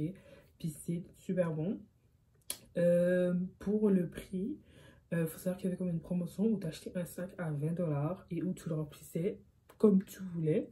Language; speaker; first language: French; native; French